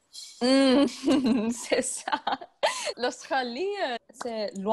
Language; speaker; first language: French; non-native, learner; English